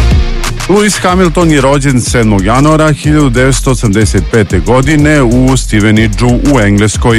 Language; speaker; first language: Serbian; native; Serbian